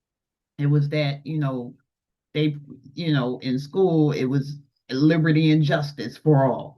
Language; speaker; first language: English; native; English